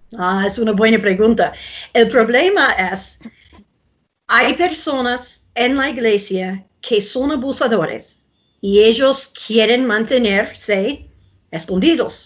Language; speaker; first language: Spanish; non-native, fluent; English